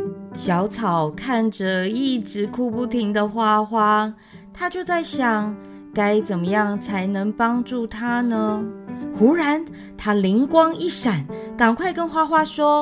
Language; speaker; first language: Chinese; native; Chinese